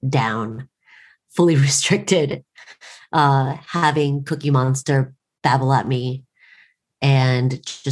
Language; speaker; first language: English; native; English